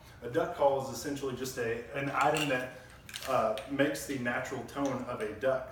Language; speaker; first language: English; native; English